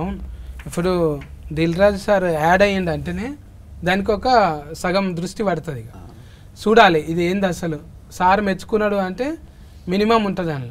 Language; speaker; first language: Telugu; native; Telugu